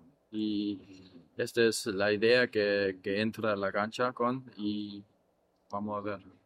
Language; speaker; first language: Spanish; non-native, fluent; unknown